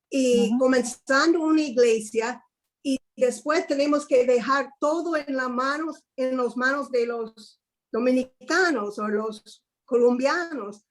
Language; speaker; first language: Spanish; non-native, fluent; English